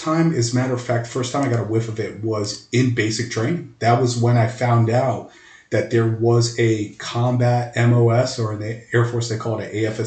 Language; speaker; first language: English; native; English